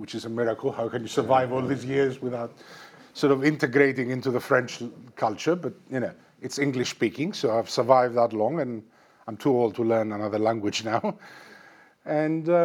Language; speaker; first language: English; non-native, fluent; Greek